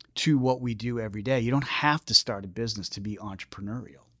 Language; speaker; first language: English; native; English